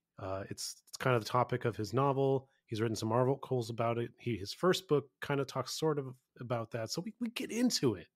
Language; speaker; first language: English; native; English